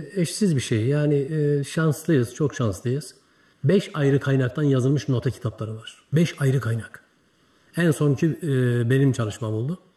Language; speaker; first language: Turkish; native; Turkish